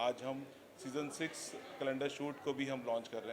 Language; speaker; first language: Hindi; native; Hindi